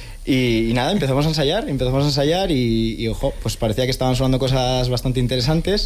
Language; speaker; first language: Spanish; native; Spanish